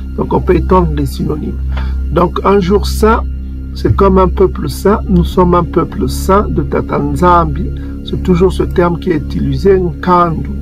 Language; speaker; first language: French; non-native, local second language; Kongo